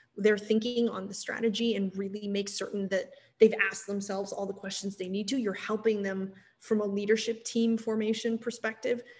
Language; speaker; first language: English; native; English